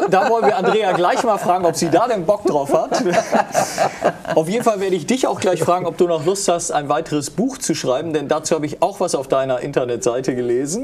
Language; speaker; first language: German; native; German